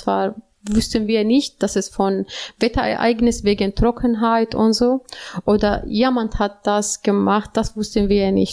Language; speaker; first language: German; non-native, learner; Arabic